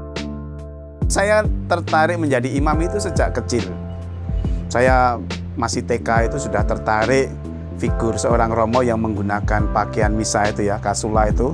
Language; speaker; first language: Indonesian; non-native, local second language; Javanese